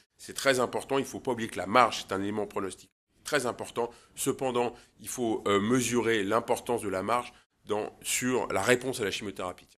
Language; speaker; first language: French; native; French